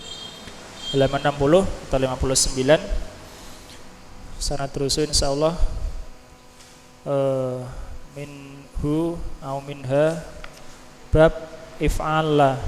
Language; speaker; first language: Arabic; non-native, fluent; Javanese